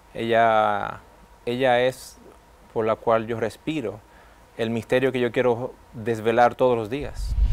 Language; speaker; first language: Spanish; early bilingual, heritage; Spanish